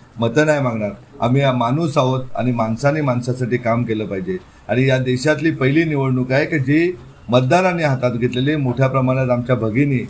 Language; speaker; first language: Marathi; native; Marathi